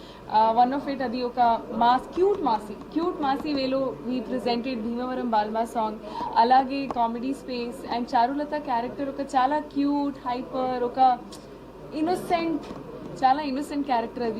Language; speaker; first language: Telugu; non-native, learner; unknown